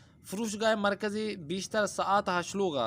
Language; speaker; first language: Persian; non-native, fluent; Urdu